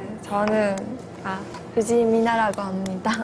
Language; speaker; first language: Korean; non-native, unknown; Japanese